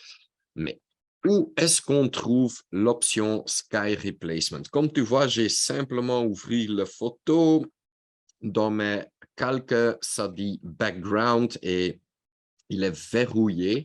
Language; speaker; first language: French; non-native, local second language; Dutch